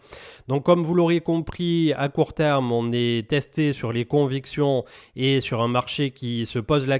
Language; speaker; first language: French; native; French